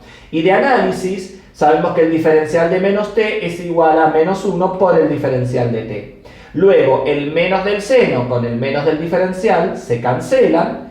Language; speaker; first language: Spanish; native; Spanish